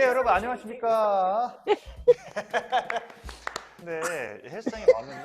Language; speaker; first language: Korean; native; Korean